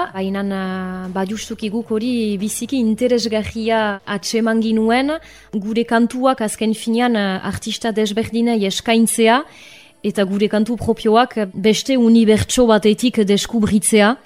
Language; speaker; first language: Basque; native; Basque